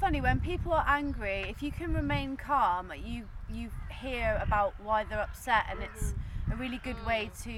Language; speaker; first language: English; native; English